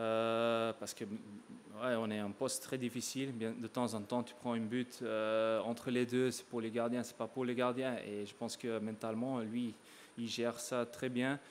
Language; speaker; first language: French; non-native, local second language; Dutch